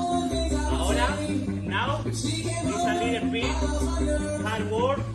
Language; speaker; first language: English; non-native, learner; Spanish